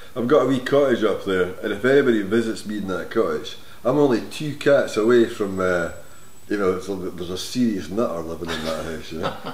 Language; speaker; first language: English; native; English